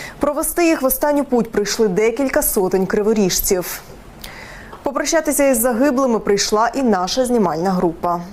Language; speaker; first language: Ukrainian; native; Ukrainian